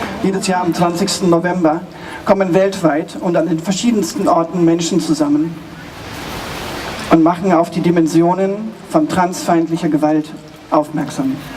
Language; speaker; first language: German; native; German